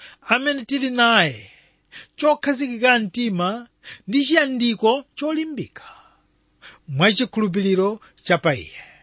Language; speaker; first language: Nyanja; non-native, local second language; Tumbuka